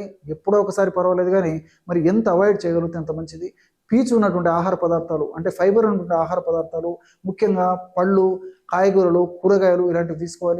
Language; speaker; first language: Telugu; native; Telugu